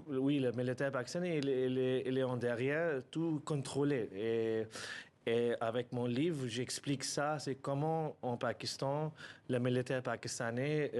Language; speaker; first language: French; non-native, learner; Urdu